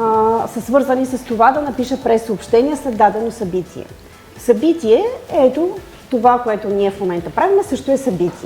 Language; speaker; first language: Bulgarian; native; Bulgarian